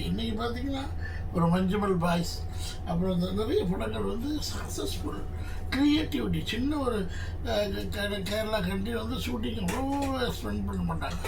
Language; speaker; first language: Tamil; native; Tamil